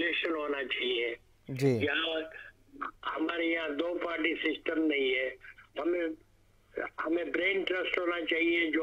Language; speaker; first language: Hindi; non-native, local second language; Gujarati